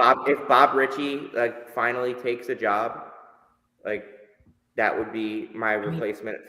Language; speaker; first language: English; native; English